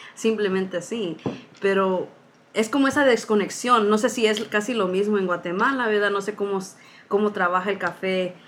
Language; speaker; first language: Spanish; early bilingual, heritage; Spanish